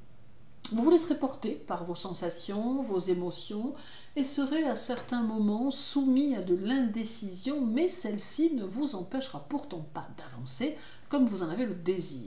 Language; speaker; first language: French; native; French